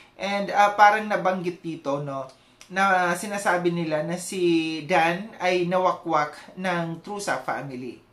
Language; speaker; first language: Filipino; non-native, local second language; Cebuano